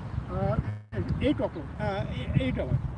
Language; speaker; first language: English; non-native, learner; Gujarati